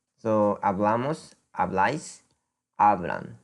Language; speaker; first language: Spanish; non-native, fluent; Japanese